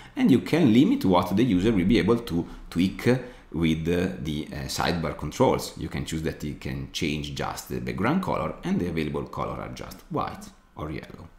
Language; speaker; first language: English; non-native, fluent; Italian